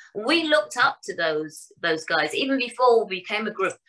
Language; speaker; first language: English; native; English